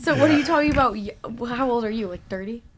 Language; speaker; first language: English; native; English